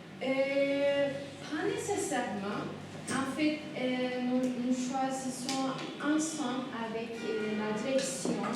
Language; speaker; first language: French; non-native, fluent; Turkish